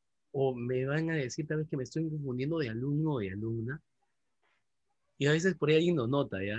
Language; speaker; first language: Spanish; native; Spanish